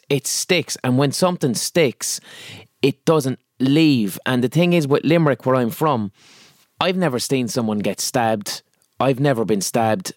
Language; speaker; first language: English; native; English